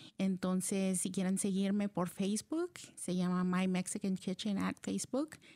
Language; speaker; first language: Spanish; early bilingual, heritage; Spanish